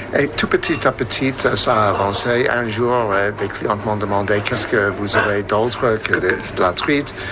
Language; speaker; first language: French; non-native, fluent; English